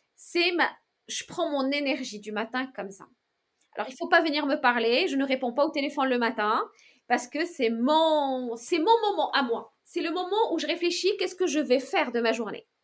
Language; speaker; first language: French; non-native, local second language; Arabic